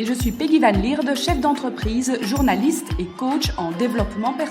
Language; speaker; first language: French; native; French